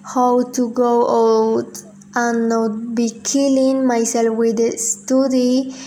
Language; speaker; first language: English; non-native, learner; Spanish